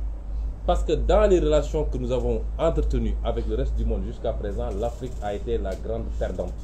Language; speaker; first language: French; non-native, local second language; Wolof